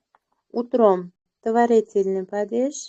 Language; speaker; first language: Russian; non-native, learner; Uzbek